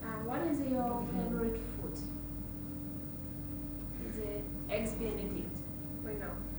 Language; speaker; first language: English; non-native, learner; Russian